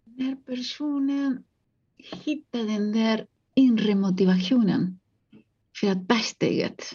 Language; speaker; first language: Swedish; non-native, fluent; Spanish